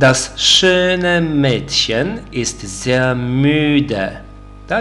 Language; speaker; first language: German; non-native, fluent; Polish